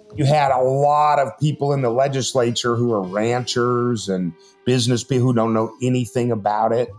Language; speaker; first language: English; native; English